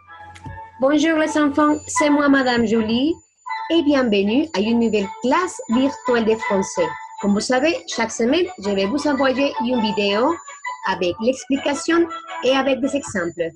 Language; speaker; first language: French; non-native, fluent; Spanish